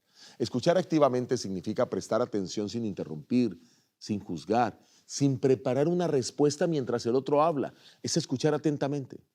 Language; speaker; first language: Spanish; native; Spanish